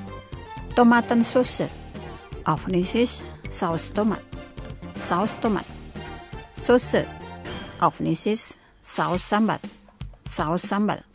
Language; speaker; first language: German; non-native, learner; Indonesian